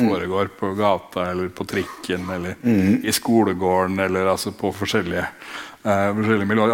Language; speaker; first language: Norwegian; native; Norwegian